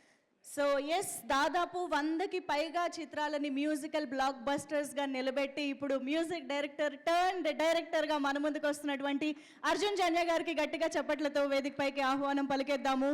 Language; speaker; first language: Telugu; native; Telugu